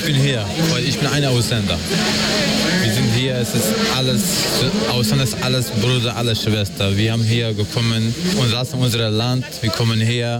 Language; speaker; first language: German; non-native, learner; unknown